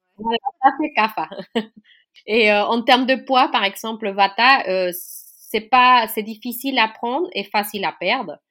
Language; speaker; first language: French; non-native, fluent; Spanish